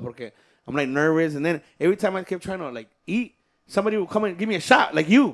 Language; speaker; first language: English; early bilingual, other home language; Spanish